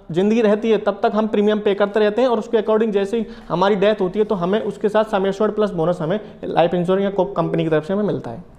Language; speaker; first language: Hindi; native; Hindi